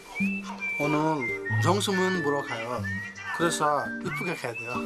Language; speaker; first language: Korean; non-native, learner; Bangla